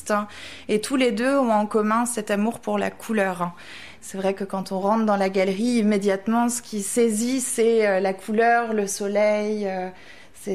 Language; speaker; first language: French; native; French